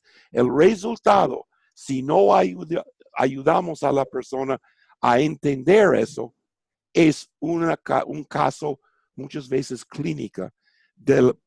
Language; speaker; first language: Spanish; non-native, fluent; English